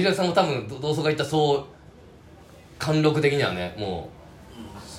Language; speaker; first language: Japanese; native; Japanese